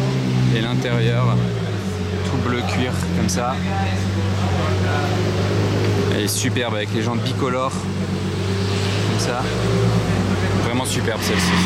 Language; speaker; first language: French; native; French